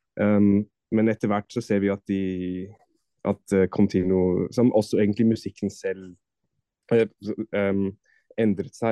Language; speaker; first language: Norwegian; non-native, fluent; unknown